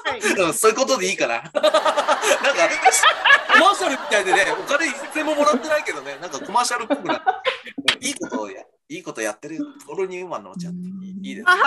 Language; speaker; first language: Japanese; native; Japanese